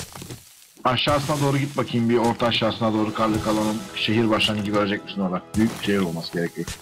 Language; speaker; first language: Turkish; native; Turkish